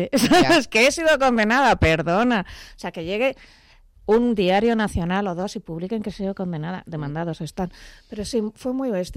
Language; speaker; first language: Spanish; native; Spanish